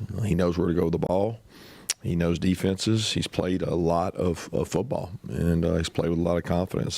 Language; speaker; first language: English; native; English